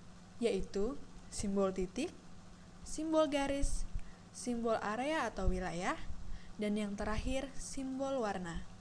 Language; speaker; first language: Indonesian; native; Indonesian